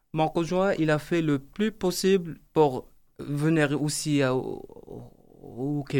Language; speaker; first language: French; non-native, learner; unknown